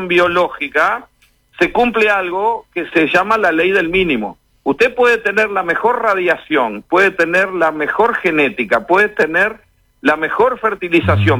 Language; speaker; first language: Spanish; native; Spanish